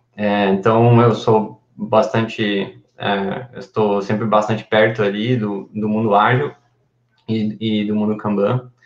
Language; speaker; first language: Portuguese; non-native, fluent; Spanish